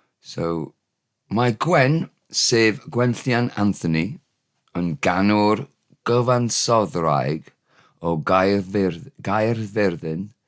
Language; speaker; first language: Welsh; non-native, learner; English